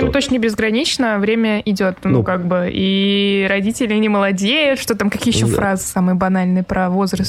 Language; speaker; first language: Russian; native; Russian